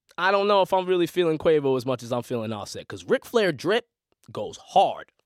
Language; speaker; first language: English; native; English